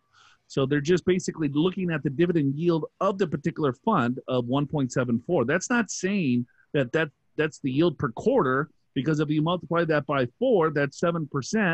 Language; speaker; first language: English; native; English